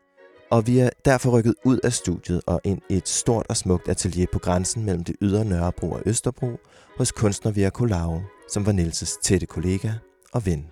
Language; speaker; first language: Danish; native; Danish